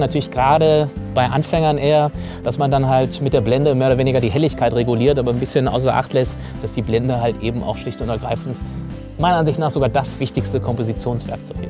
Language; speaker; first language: German; native; German